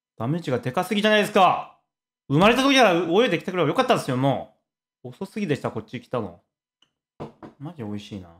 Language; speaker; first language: Japanese; non-native, fluent; Korean